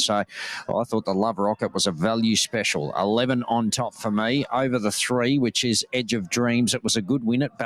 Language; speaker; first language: English; native; English